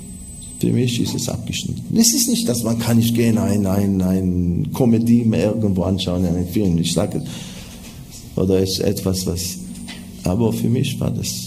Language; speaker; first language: German; non-native, fluent; Hebrew